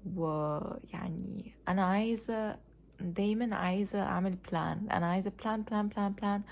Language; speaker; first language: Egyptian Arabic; non-native, learner; English